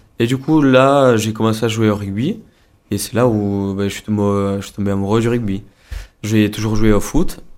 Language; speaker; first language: French; non-native, fluent; Spanish